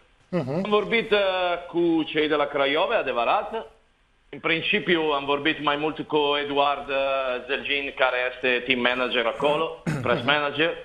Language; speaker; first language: Romanian; non-native, fluent; Italian